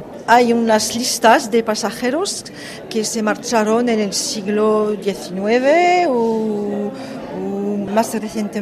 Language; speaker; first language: Spanish; early bilingual, heritage; French